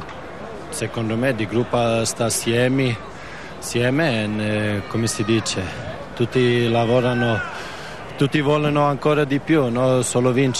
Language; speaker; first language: Italian; non-native, learner; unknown